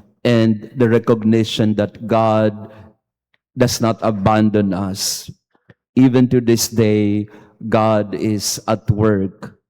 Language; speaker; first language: English; non-native, local second language; Filipino